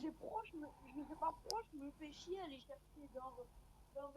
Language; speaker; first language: French; native; French